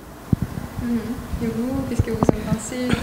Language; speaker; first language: French; non-native, fluent; Estonian